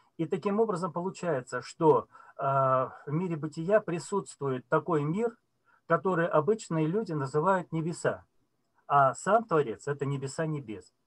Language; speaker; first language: Russian; native; Russian